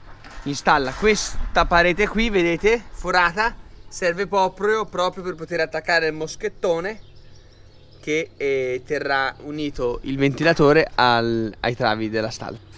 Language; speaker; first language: Italian; native; Italian